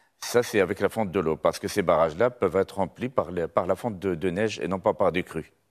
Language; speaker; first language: French; non-native, local second language; Arabic